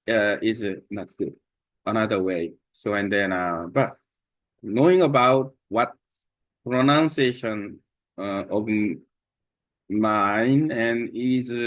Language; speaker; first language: English; non-native, learner; Korean